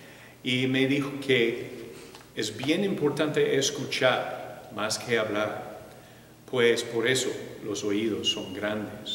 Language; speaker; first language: Spanish; non-native, fluent; English